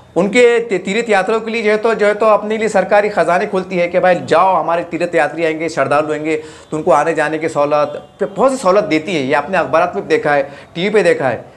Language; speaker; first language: Hindi; non-native, local second language; Urdu